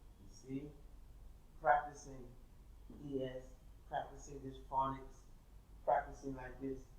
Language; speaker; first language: English; non-native, fluent; Thai